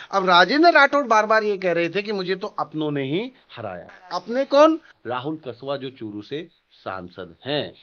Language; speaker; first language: Hindi; native; Hindi